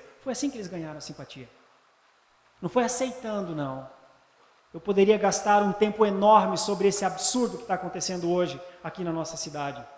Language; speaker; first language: Portuguese; native; Portuguese